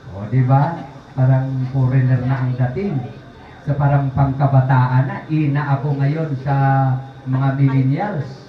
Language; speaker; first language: Filipino; non-native, local second language; Cebuano